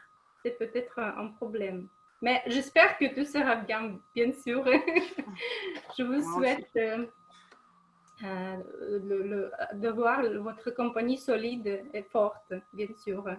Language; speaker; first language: French; non-native, fluent; Russian